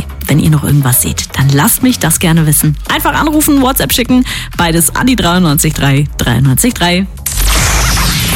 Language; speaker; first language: German; native; German